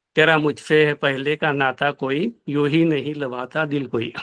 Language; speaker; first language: Hindi; non-native, local second language; Marathi